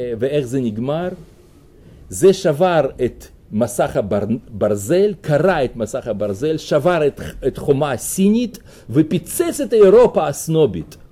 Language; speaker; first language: Hebrew; non-native, fluent; Russian